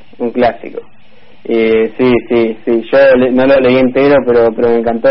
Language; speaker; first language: Spanish; native; Spanish